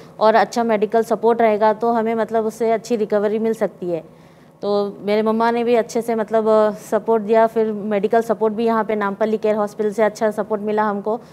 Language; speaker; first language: Hindi; native; Hindi